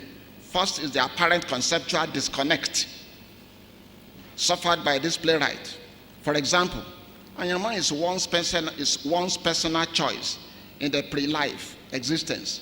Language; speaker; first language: English; non-native, local second language; Yoruba